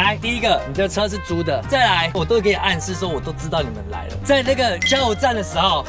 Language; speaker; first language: Chinese; native; Chinese